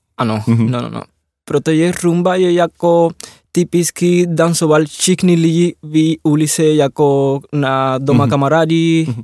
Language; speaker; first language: Czech; non-native, learner; Spanish